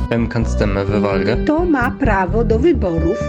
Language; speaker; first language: German; non-native, fluent; Spanish